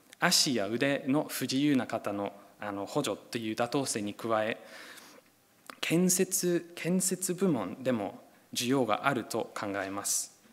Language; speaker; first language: Japanese; non-native, fluent; English